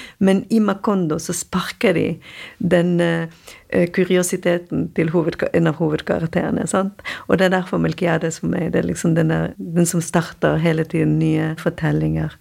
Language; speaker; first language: Norwegian; non-native, fluent; Spanish